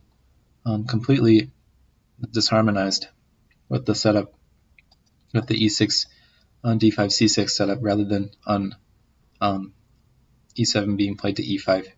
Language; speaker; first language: English; native; English